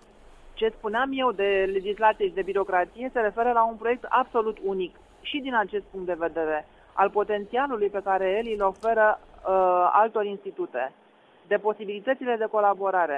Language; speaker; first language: Romanian; native; Romanian